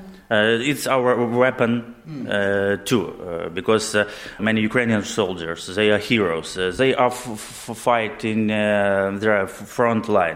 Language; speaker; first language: English; non-native, learner; Ukrainian